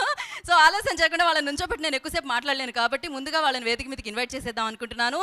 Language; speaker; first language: Telugu; native; Telugu